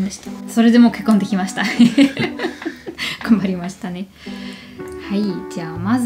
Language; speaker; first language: Japanese; non-native, learner; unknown